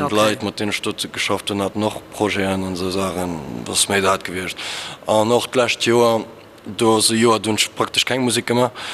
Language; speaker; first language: Luxembourgish; early bilingual, other home language; Portuguese